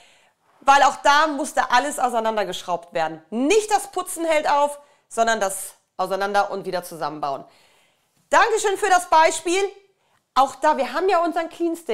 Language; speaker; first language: German; native; German